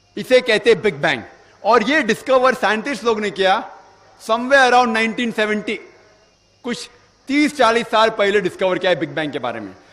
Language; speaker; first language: Urdu; non-native, local second language; Konkani